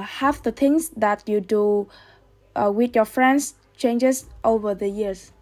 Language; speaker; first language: English; non-native, learner; Vietnamese